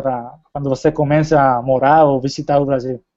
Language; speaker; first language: Portuguese; non-native, fluent; Spanish